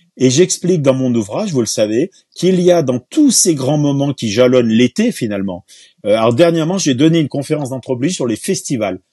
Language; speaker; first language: French; native; French